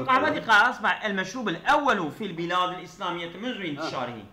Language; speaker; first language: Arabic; non-native, fluent; Turkish